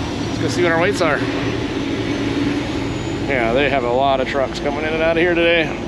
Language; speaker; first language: English; native; English